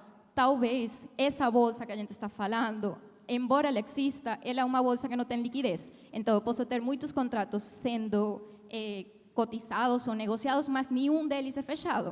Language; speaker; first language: Portuguese; non-native, fluent; Spanish